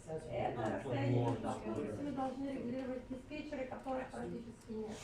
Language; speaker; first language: Russian; native; Russian